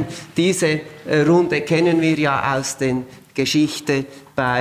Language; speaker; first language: German; native; German